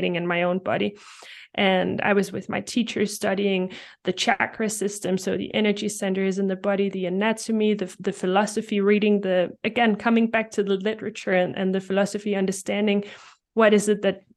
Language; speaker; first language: English; non-native, fluent; Danish